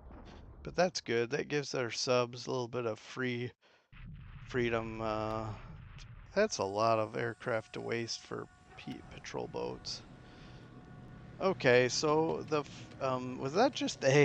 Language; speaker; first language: English; native; English